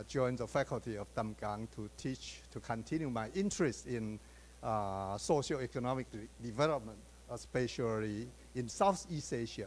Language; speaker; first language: English; non-native, fluent; Chinese